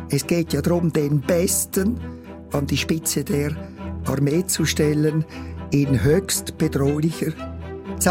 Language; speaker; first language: German; native; German